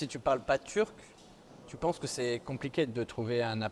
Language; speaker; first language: French; native; French